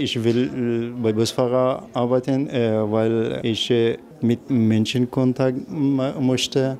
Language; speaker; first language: German; non-native, learner; Arabic